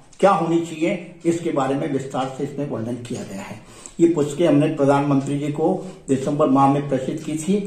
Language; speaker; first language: Hindi; native; Hindi